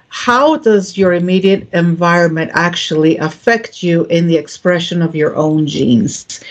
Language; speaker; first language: English; non-native, fluent; Greek